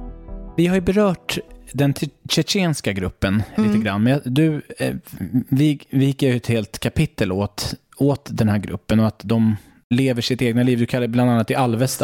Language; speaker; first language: Swedish; native; Swedish